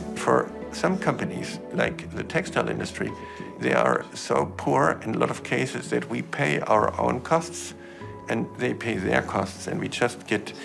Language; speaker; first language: English; non-native, fluent; German